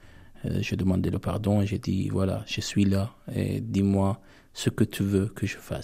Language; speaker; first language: French; non-native, fluent; Armenian